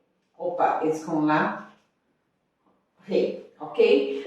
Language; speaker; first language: Spanish; non-native, fluent; Portuguese